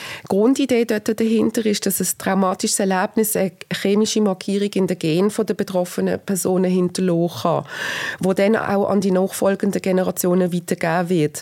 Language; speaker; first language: German; native; German